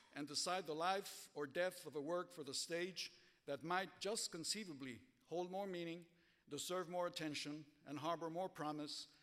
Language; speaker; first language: English; early bilingual, other home language; Spanish